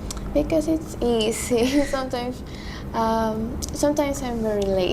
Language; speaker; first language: English; non-native, learner; Spanish